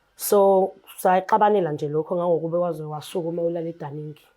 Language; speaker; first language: Zulu; native; Zulu